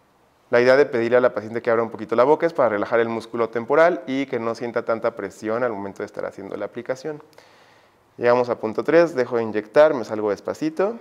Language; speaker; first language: Spanish; native; Spanish